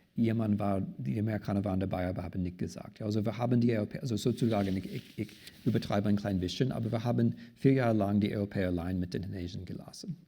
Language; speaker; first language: German; non-native, fluent; English